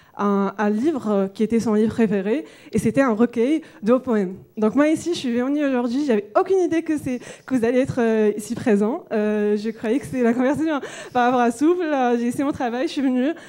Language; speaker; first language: French; non-native, local second language; Arabic